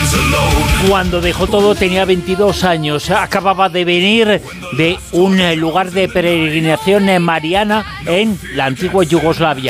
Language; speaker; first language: Spanish; native; Spanish